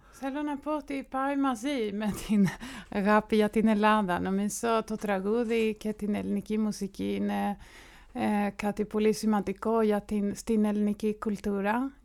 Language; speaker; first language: Greek; non-native, fluent; Swedish